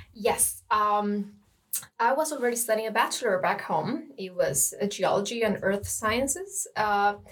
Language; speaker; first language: English; non-native, fluent; Spanish